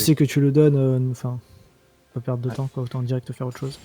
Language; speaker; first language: French; native; French